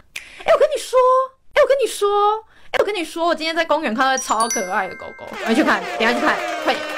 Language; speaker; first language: Chinese; non-native, fluent; Korean